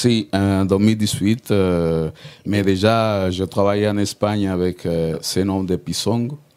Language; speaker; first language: French; non-native, learner; Spanish